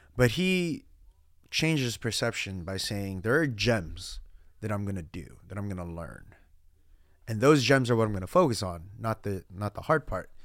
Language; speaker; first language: English; early bilingual, other home language; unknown